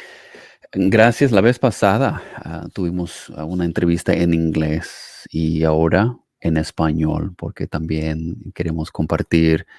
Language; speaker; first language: Spanish; non-native, fluent; English